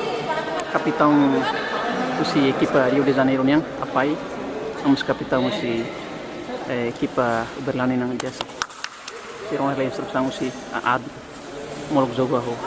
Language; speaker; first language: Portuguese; non-native, local second language; Tetum